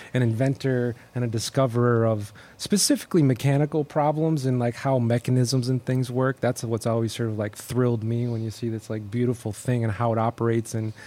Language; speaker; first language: English; native; English